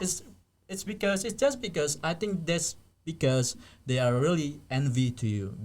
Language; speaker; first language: English; non-native, fluent; Indonesian